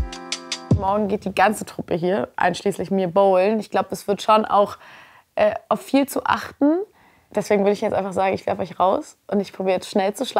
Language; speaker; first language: German; native; German